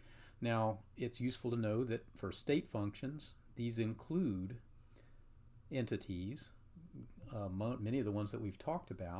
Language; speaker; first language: English; native; English